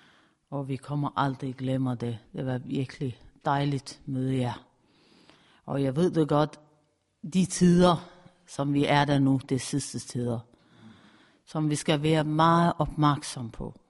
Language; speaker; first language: Danish; non-native, fluent; Persian